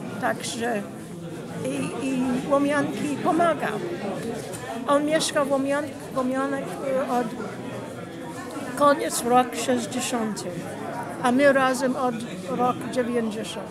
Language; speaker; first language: Polish; non-native, learner; English